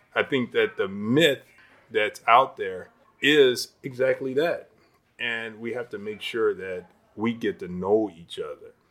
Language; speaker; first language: English; native; English